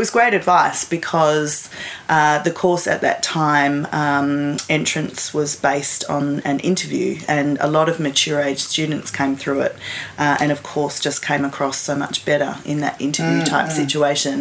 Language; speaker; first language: English; native; English